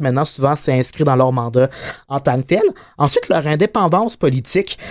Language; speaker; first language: French; native; French